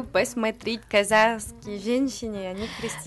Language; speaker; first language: Russian; non-native, learner; French